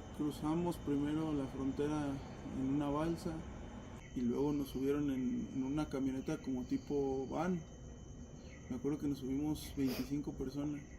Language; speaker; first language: Spanish; native; Spanish